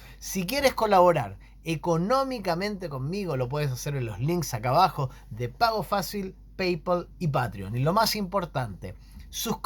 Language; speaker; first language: Spanish; native; Spanish